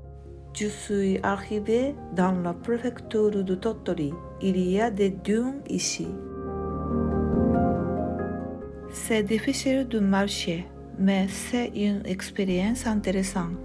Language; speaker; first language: French; non-native, learner; Japanese